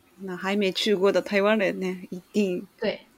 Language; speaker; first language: Chinese; non-native, learner; Japanese